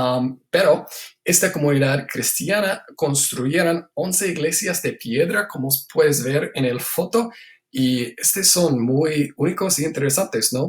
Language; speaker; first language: Spanish; non-native, fluent; English